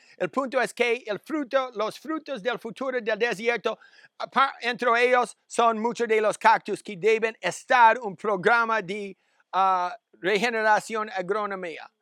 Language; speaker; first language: Spanish; non-native, learner; English